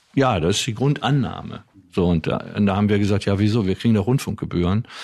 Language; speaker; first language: German; native; German